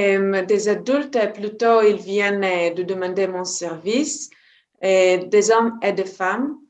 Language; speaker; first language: French; non-native, fluent; Hebrew